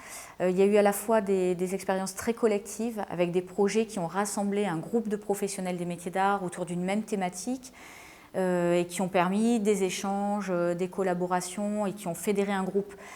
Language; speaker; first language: French; native; French